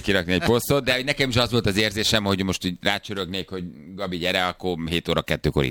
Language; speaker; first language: Hungarian; native; Hungarian